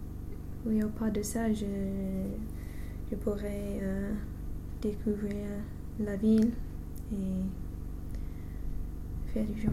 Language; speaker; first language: French; non-native, learner; English